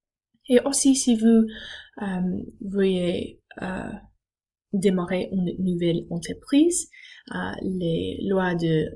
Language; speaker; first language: French; non-native, learner; English